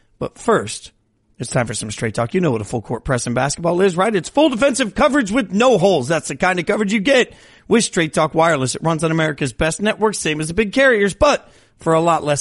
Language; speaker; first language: English; native; English